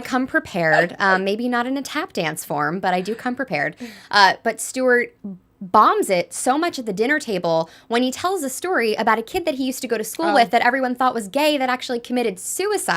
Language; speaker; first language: English; native; English